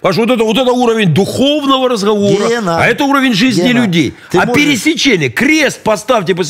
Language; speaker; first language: Russian; native; Russian